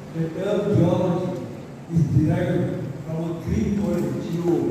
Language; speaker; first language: English; non-native, local second language; Marathi